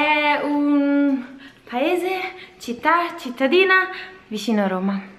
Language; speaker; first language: Italian; native; Italian